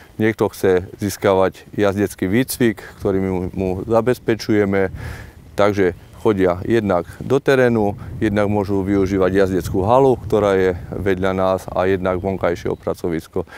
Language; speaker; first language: Slovak; native; Slovak